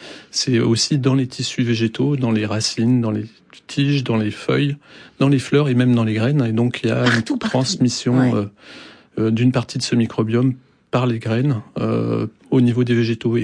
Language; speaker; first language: French; native; French